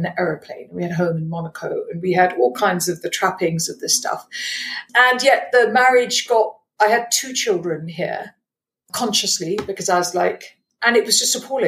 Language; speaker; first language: English; non-native, local second language; Punjabi